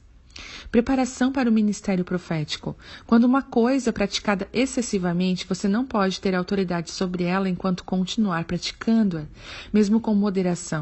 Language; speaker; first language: Portuguese; native; Portuguese